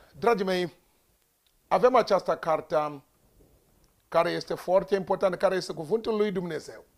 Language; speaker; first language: Romanian; non-native, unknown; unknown